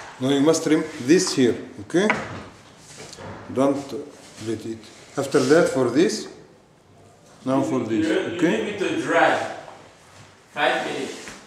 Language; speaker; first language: English; non-native, learner; Arabic